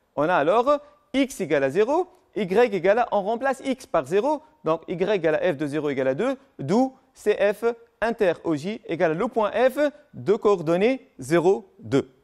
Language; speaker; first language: French; non-native, local second language; Arabic